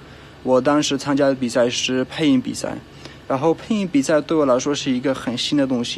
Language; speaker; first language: Chinese; non-native, fluent; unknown